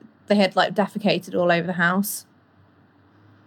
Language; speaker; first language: English; native; English